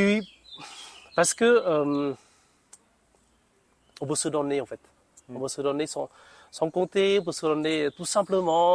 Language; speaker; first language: French; non-native, fluent; Vietnamese